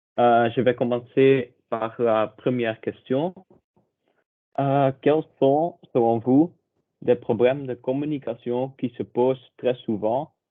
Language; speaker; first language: French; non-native, local second language; Dutch